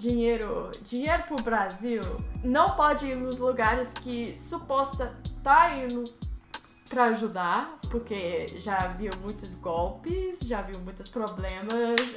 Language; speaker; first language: Portuguese; early bilingual, heritage; Portuguese